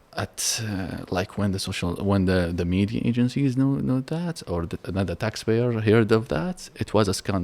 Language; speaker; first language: English; non-native, fluent; Arabic